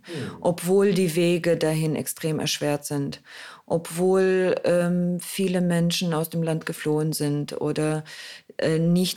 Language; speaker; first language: German; non-native, fluent; Russian